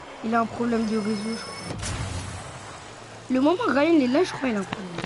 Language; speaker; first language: French; native; French